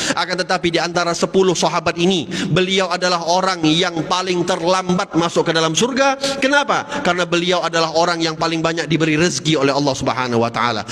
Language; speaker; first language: Malay; native; Malay